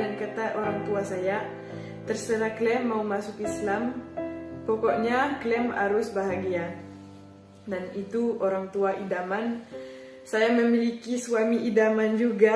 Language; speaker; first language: Indonesian; non-native, fluent; French